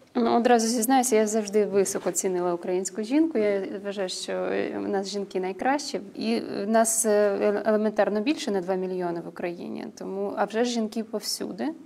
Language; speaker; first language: Ukrainian; non-native, local second language; Russian